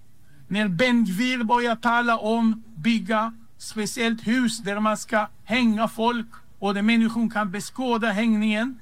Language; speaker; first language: Swedish; non-native, fluent; Hebrew